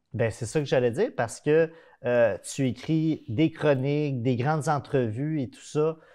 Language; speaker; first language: French; native; French